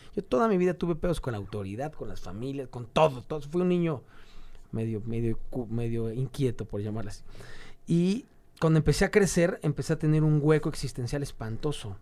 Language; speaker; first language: Spanish; native; Spanish